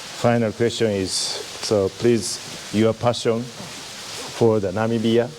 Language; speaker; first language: English; non-native, learner; Japanese